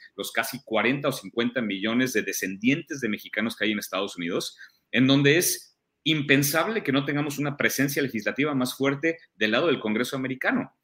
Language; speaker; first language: Spanish; early bilingual, heritage; German